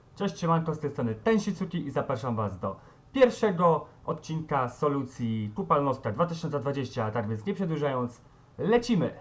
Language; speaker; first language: Polish; native; Polish